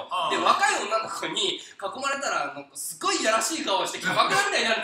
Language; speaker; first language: Japanese; native; Japanese